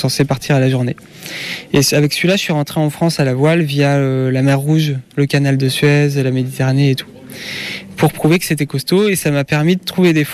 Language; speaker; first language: French; native; French